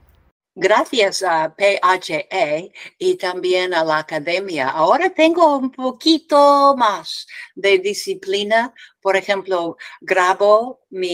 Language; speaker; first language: Spanish; non-native, learner; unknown